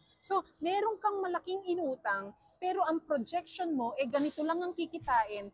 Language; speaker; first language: Filipino; native; Filipino